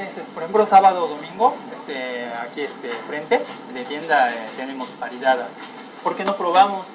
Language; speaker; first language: Spanish; non-native, fluent; Japanese